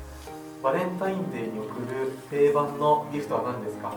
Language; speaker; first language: Japanese; non-native, fluent; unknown